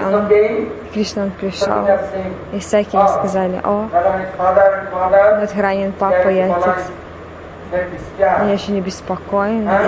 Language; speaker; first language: Russian; non-native, fluent; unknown